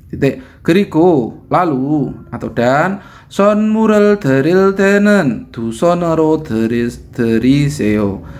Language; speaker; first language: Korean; non-native, fluent; Indonesian